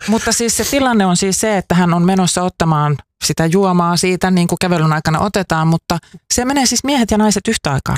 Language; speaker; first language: Finnish; native; Finnish